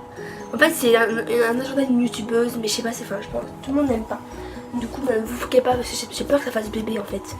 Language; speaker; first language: French; native; French